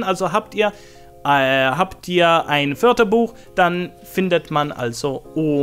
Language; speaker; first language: German; non-native, fluent; Swedish